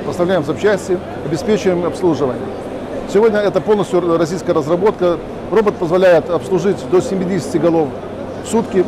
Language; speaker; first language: Russian; native; Russian